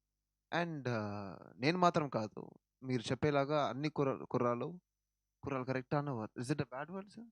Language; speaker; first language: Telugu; non-native, learner; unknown